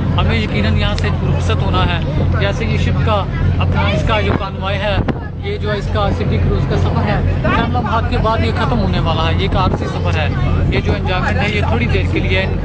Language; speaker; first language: Urdu; native; Urdu